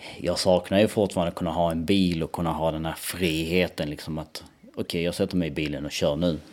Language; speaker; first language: Swedish; early bilingual, other home language; Albanian